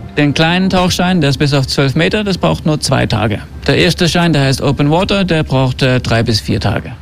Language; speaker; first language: German; early bilingual, heritage; German